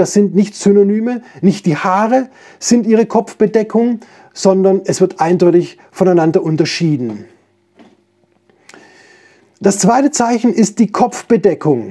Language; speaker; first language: German; native; German